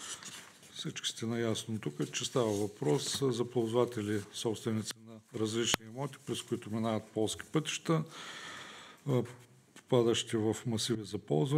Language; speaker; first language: Bulgarian; native; Bulgarian